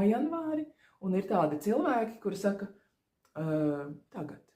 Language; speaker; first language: Latvian; native; Latvian